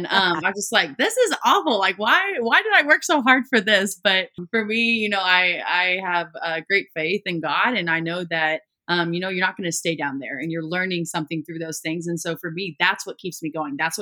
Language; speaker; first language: English; native; English